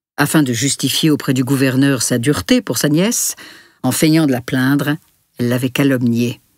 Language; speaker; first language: French; native; French